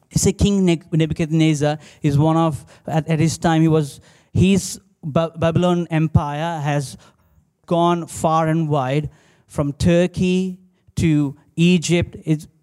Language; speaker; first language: English; non-native, local second language; Telugu